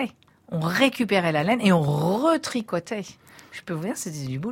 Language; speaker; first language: French; native; French